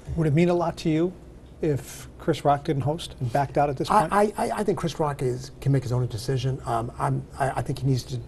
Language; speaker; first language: English; native; English